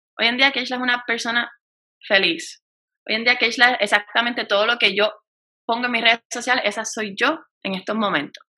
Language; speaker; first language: Spanish; native; Spanish